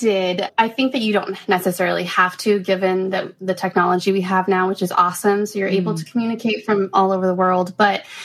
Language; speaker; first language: English; native; English